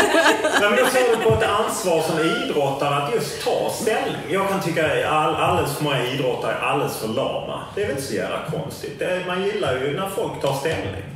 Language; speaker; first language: Swedish; native; Swedish